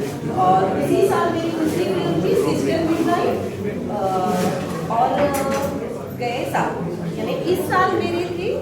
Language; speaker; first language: Hindi; non-native, local second language; Marathi